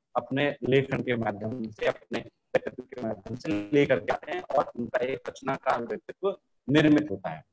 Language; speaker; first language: Hindi; native; Hindi